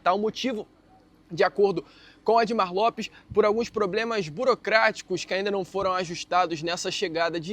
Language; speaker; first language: Portuguese; native; Portuguese